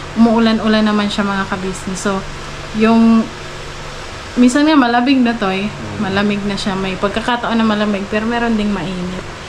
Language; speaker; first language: Filipino; non-native, local second language; Bikol